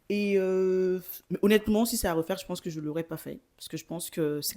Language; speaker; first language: French; non-native, local second language; Bambara